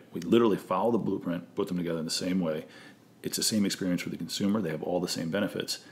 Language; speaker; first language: English; native; English